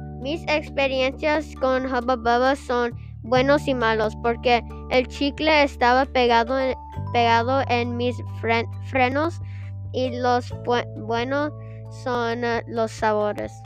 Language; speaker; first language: Spanish; non-native, learner; English